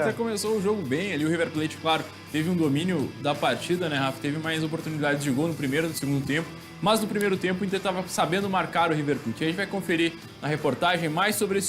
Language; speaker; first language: Portuguese; native; Portuguese